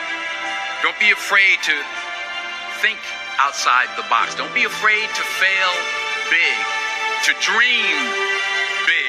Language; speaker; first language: English; native; English